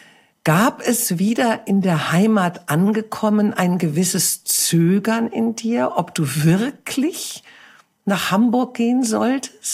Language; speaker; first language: German; native; German